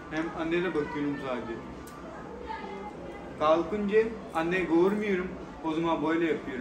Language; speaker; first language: Turkish; non-native, learner; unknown